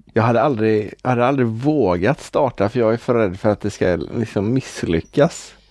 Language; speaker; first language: Swedish; native; Swedish